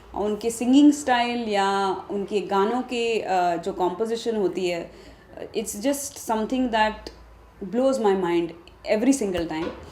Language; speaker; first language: Hindi; non-native, local second language; Marathi